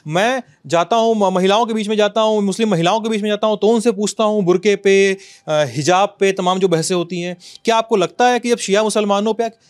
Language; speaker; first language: Hindi; native; Hindi